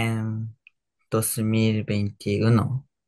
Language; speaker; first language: Spanish; non-native, learner; Japanese